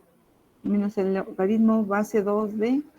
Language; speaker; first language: Spanish; native; Spanish